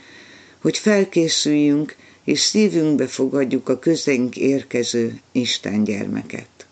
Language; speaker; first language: Hungarian; native; Hungarian